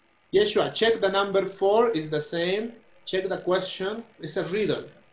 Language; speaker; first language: English; non-native, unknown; Spanish